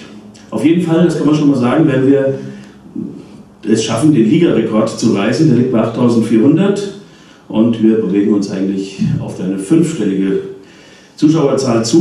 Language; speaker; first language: German; native; German